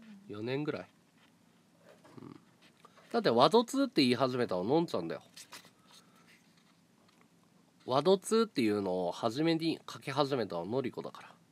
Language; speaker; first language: Japanese; native; Japanese